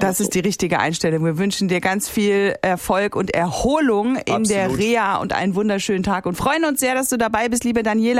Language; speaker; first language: German; native; German